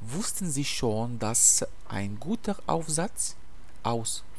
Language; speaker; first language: German; non-native, fluent; Arabic